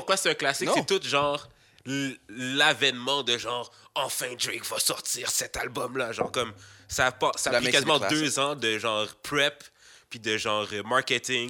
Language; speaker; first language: French; native; French